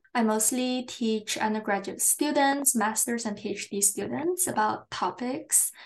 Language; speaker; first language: English; non-native, fluent; Chinese